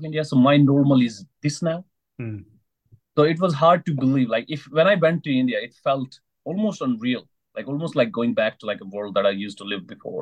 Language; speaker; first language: English; non-native, local second language; Hindi